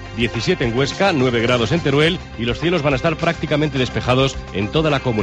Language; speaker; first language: Spanish; native; Spanish